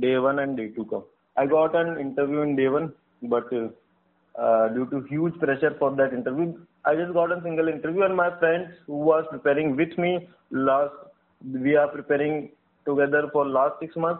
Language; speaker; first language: English; non-native, local second language; Hindi